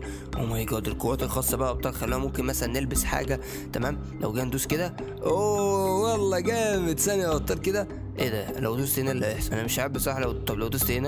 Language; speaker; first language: Arabic; native; Arabic